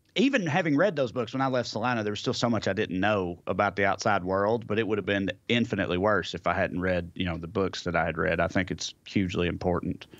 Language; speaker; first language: English; native; English